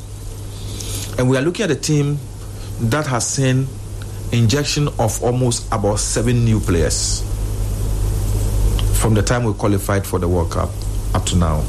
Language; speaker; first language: English; non-native, local second language; Ga